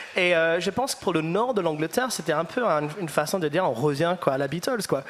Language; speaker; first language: French; non-native, fluent; English